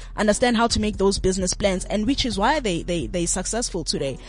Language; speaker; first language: English; non-native, local second language; Zulu